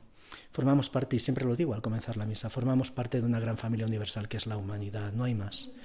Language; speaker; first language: Spanish; native; Spanish